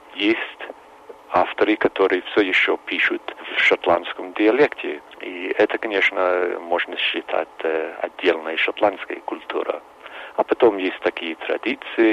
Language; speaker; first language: Russian; non-native, fluent; English